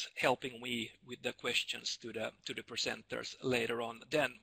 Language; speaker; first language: English; non-native, fluent; Finnish